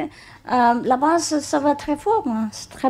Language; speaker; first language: French; non-native, learner; Vietnamese